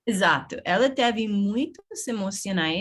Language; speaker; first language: Portuguese; non-native, learner; English